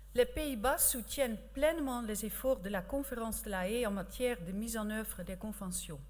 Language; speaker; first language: French; non-native, fluent; Dutch